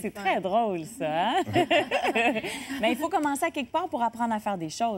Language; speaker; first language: French; native; French